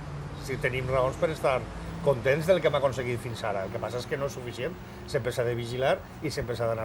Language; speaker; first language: Catalan; native; Catalan